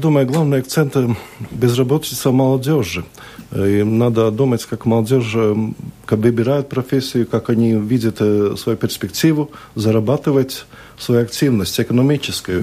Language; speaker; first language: Russian; non-native, local second language; Latvian